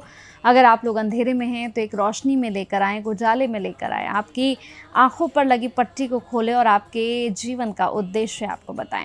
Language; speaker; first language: Hindi; native; Hindi